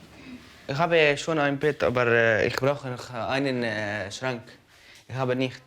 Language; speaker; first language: German; non-native, learner; Arabic